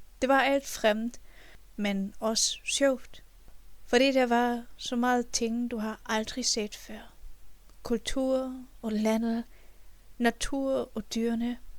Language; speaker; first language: Danish; non-native, learner; German